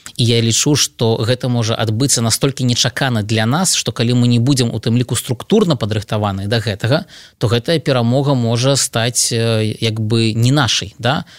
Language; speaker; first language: Belarusian; non-native, local second language; Russian